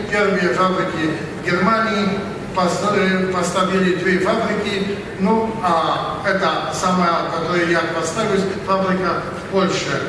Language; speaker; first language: Russian; non-native, learner; Polish